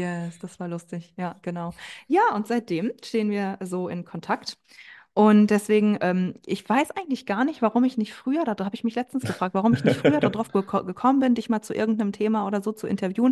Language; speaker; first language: German; native; German